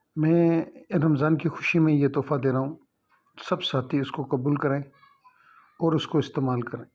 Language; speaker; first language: Urdu; non-native, local second language; Sindhi